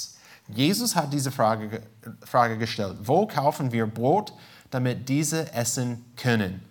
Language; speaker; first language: German; non-native, fluent; English